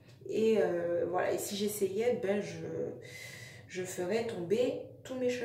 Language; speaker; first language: French; native; French